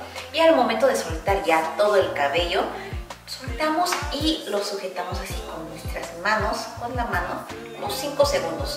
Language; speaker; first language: Spanish; non-native, fluent; Korean